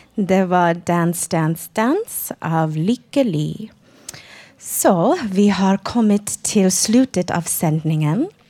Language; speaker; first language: Swedish; non-native, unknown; English